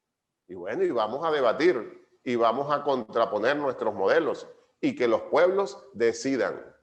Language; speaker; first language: Spanish; native; Spanish